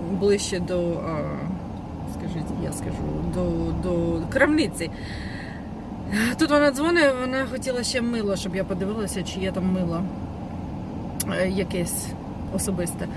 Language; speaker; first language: Ukrainian; non-native, local second language; Russian